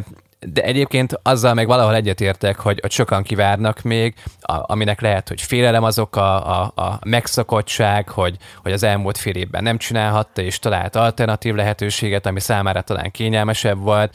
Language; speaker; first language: Hungarian; native; Hungarian